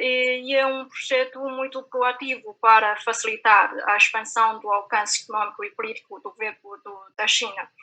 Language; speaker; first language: Portuguese; non-native, fluent; Chinese